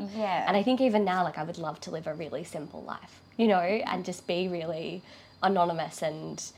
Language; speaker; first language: English; native; English